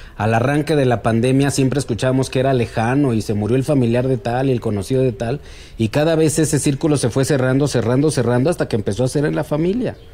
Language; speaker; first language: Spanish; native; Spanish